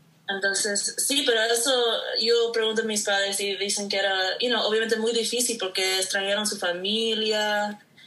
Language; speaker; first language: Spanish; early bilingual, heritage; Spanish